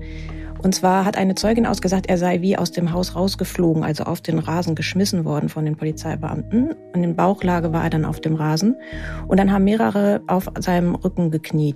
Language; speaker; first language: German; native; German